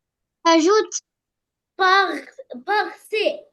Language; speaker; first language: French; non-native, learner; Arabic